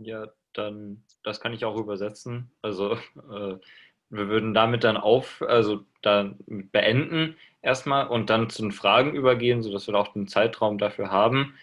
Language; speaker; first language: German; native; German